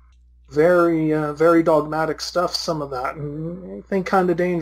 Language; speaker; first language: English; native; English